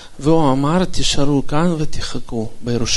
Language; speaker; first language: Hebrew; non-native, fluent; Russian